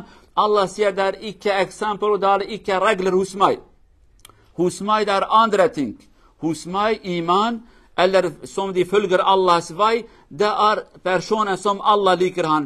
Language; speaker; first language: Swedish; non-native, learner; Kurdish